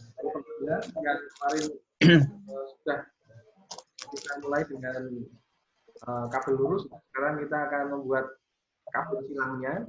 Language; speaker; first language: Indonesian; native; Indonesian